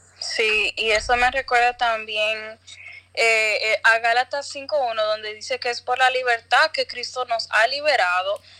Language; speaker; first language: Spanish; early bilingual, other home language; English